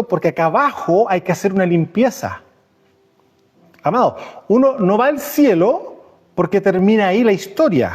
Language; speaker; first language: Spanish; native; Spanish